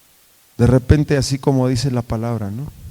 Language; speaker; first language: Spanish; native; Spanish